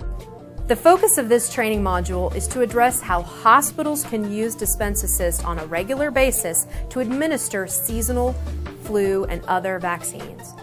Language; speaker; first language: English; native; English